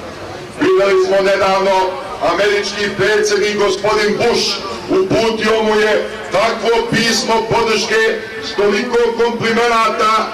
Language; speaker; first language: Bosnian; native; Bosnian